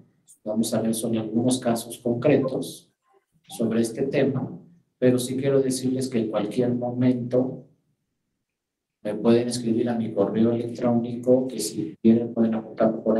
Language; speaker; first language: Spanish; native; Spanish